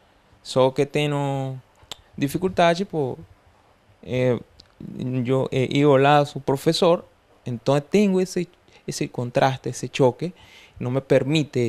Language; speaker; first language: Portuguese; non-native, learner; Spanish